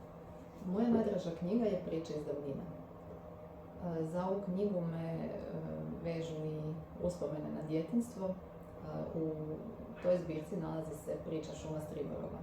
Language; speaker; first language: Croatian; native; Croatian